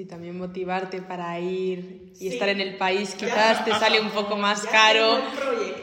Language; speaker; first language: Spanish; native; Spanish